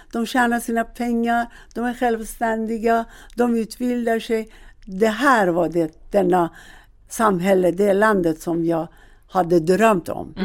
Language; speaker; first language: Swedish; non-native, fluent; Persian